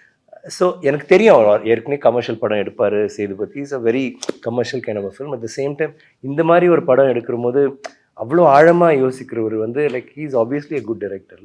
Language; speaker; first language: Tamil; native; Tamil